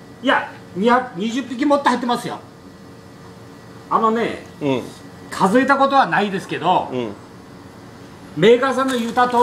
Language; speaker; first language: Japanese; native; Japanese